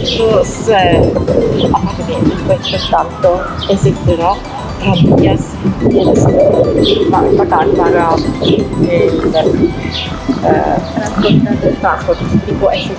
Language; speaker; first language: Spanish; non-native, learner; Italian